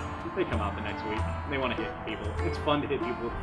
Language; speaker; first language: English; native; English